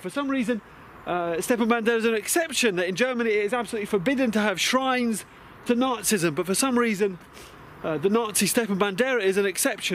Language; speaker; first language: English; native; English